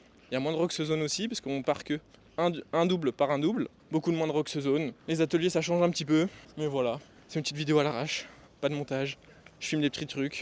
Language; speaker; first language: French; native; French